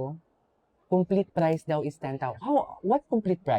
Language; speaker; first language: English; non-native, learner; Filipino